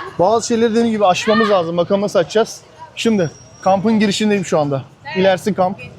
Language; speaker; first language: Turkish; native; Turkish